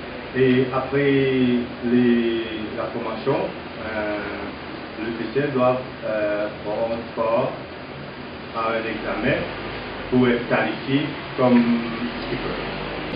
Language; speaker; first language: French; non-native, local second language; Morisyen